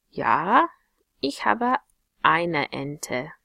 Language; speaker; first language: German; non-native, fluent; English